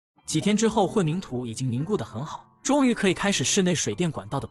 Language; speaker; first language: Chinese; native; Chinese